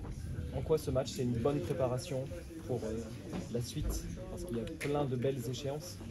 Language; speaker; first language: French; native; French